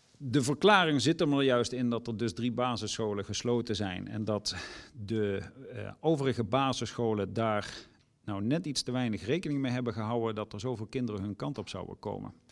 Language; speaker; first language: Dutch; native; Dutch